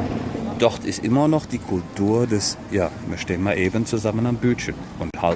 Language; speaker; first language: German; native; German